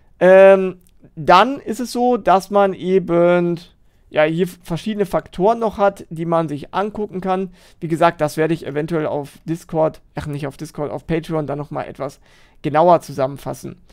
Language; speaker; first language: German; native; German